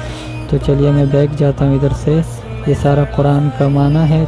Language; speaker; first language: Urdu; non-native, local second language; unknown